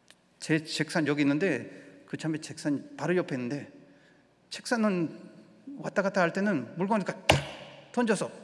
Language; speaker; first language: Korean; non-native, learner; Spanish